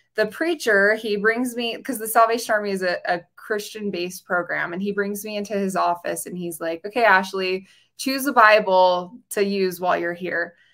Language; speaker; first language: English; native; English